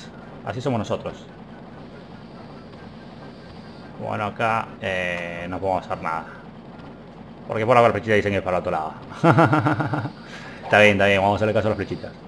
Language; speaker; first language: Spanish; native; Spanish